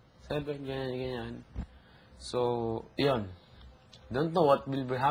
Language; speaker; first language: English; non-native, local second language; Filipino